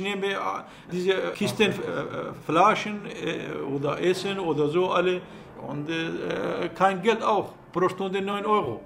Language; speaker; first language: German; non-native, learner; Kurdish